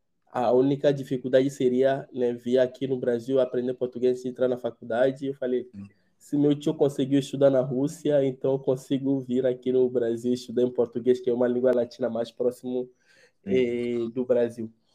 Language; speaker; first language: Portuguese; non-native, fluent; Ewe